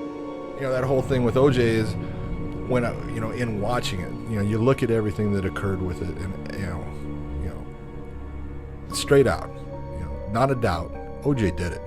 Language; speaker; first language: English; native; English